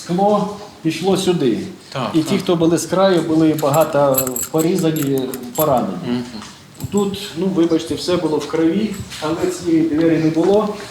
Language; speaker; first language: Ukrainian; native; Ukrainian